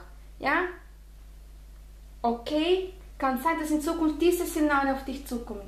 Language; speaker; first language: German; non-native, fluent; Spanish